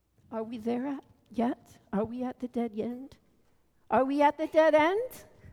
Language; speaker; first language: English; native; English